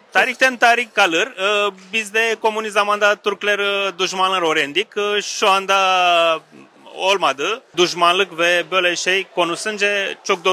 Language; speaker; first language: Turkish; non-native, learner; Romanian